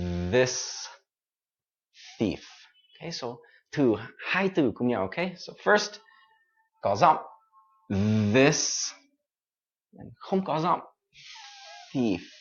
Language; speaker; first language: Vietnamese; non-native, fluent; English